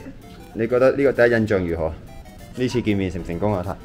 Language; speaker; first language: Cantonese; native; Cantonese